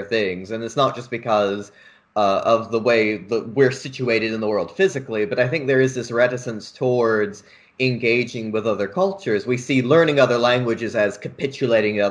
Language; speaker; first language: English; native; English